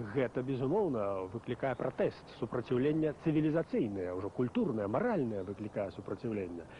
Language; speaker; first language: Belarusian; native; Belarusian